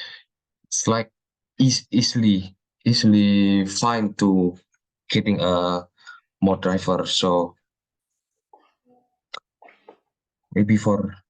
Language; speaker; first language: English; non-native, learner; Indonesian